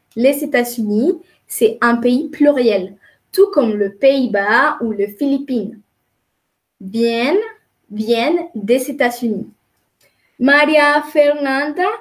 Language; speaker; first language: French; non-native, fluent; Spanish